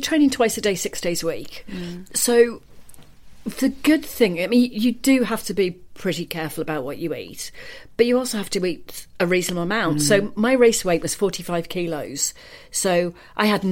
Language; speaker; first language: English; native; English